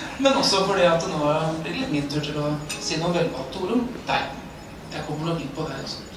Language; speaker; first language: Norwegian; native; Norwegian